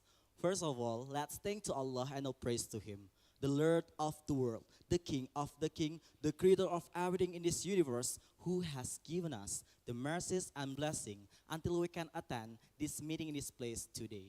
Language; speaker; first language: English; non-native, learner; Indonesian